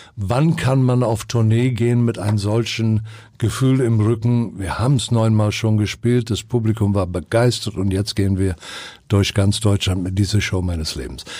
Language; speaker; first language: German; non-native, fluent; English